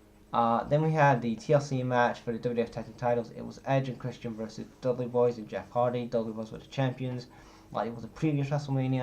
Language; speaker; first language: English; native; English